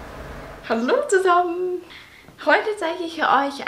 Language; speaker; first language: German; non-native, fluent; Cantonese